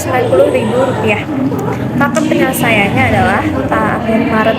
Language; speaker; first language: Indonesian; native; Indonesian